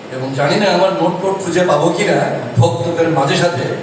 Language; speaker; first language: Bangla; non-native, local second language; Chakma